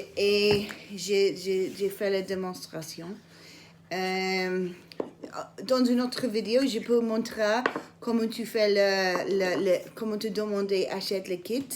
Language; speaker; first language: French; non-native, learner; English